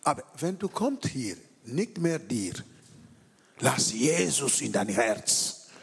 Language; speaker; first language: German; non-native, learner; French